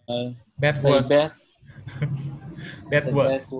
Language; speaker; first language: English; non-native, learner; Vietnamese